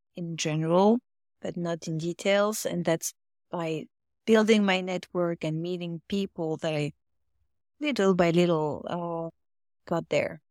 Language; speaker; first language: English; non-native, fluent; French